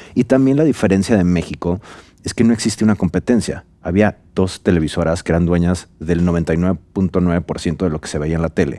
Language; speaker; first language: Spanish; native; Spanish